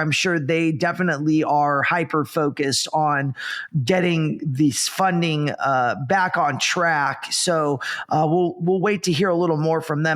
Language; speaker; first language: English; native; English